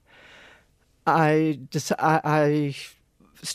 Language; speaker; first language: English; non-native, local second language; Irish